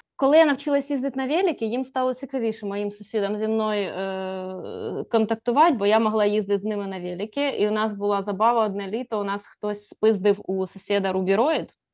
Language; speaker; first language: Ukrainian; native; Ukrainian